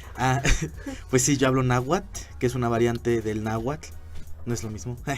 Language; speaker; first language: Spanish; non-native, local second language; Nahuatl languages